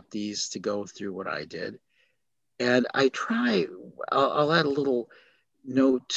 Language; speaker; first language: English; native; English